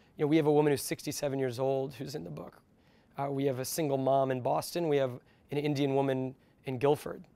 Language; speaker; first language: English; native; English